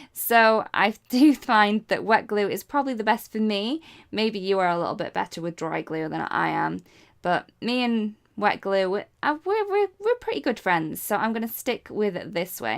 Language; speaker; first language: English; native; English